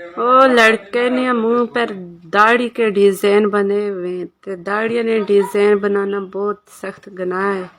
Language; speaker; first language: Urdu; non-native, local second language; Pahari-Potwari